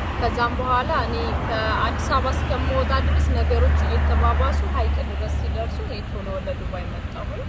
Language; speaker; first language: Amharic; native; Amharic